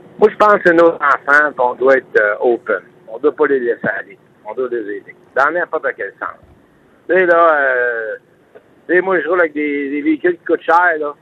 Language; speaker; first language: French; native; French